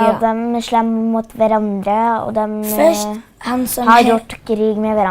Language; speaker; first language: Norwegian; early bilingual, other home language; Arabic